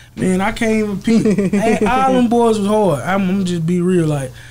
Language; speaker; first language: English; native; English